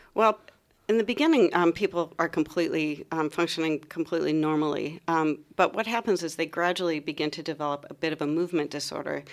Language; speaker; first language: English; native; English